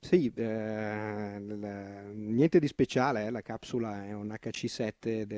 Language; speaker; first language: Italian; native; Italian